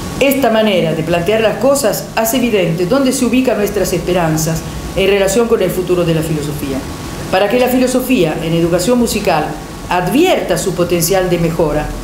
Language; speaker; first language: Spanish; non-native, fluent; Italian